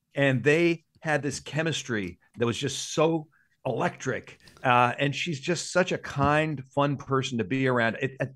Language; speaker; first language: English; native; English